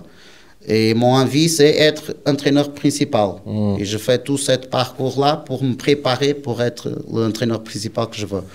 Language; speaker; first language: French; non-native, learner; Portuguese